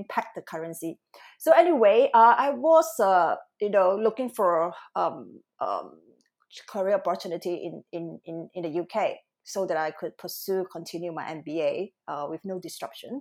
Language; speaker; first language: English; non-native, local second language; Cantonese